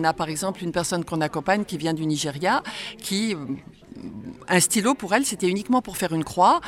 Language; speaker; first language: French; native; French